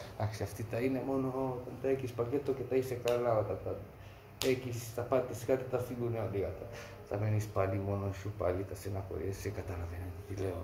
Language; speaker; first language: Greek; non-native, fluent; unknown